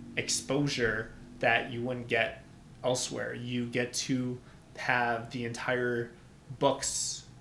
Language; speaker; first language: English; early bilingual, other home language; Albanian